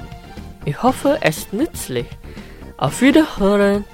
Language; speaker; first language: German; non-native, fluent; Indonesian